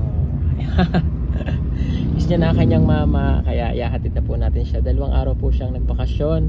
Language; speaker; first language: Filipino; native; Filipino